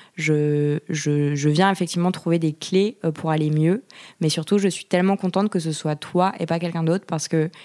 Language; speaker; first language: French; native; French